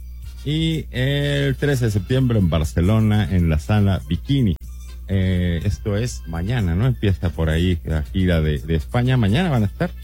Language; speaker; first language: Spanish; native; Spanish